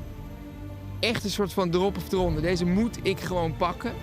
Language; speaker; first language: Dutch; native; Dutch